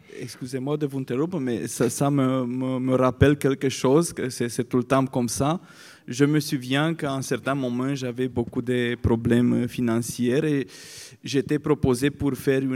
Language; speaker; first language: French; non-native, fluent; Romanian